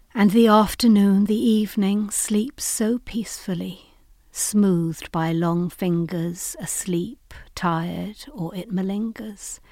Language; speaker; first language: English; native; English